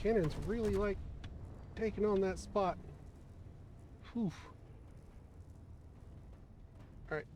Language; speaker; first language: English; native; English